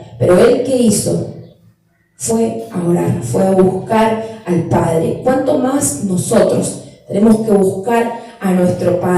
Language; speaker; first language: Spanish; native; Spanish